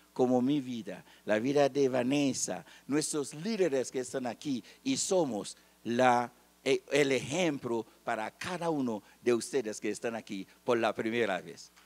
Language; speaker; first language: Spanish; non-native, fluent; Haitian Creole